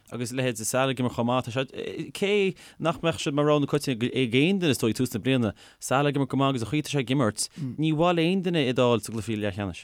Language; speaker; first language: Irish; native; Irish